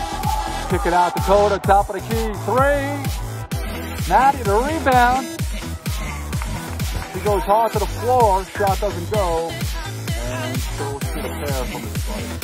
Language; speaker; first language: English; native; English